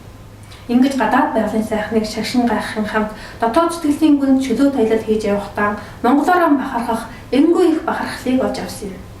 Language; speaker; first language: Mongolian; native; Mongolian